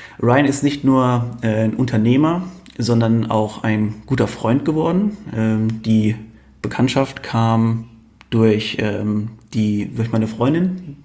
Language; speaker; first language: German; native; German